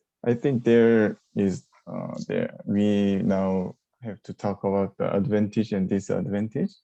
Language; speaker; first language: English; non-native, learner; Korean